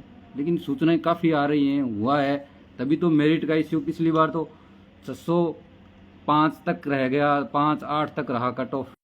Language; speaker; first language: Hindi; native; Hindi